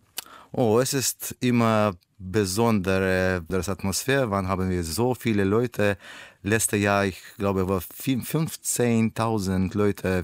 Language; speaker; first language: German; non-native, learner; Russian